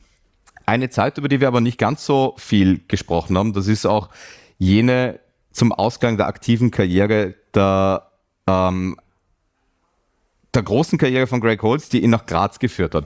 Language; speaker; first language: German; native; German